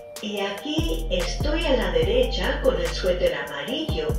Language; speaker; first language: Spanish; non-native, fluent; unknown